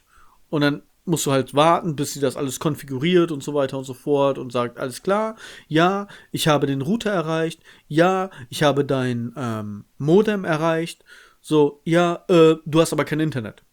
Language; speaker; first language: German; native; German